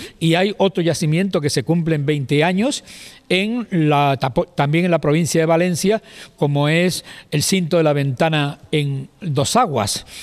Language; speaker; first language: Spanish; native; Spanish